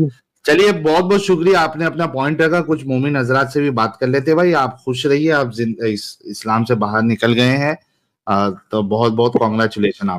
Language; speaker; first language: Hindi; native; Hindi